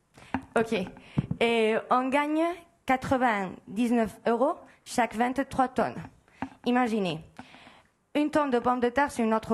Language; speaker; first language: French; non-native, fluent; Spanish